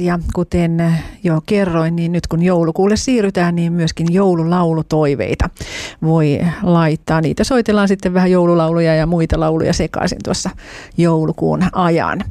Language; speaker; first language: Finnish; native; Finnish